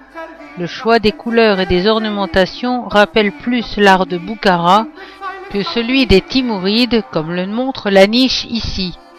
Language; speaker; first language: French; native; French